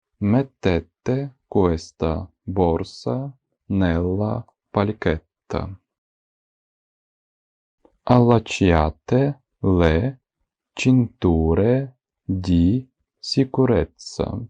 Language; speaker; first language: Italian; non-native, fluent; Ukrainian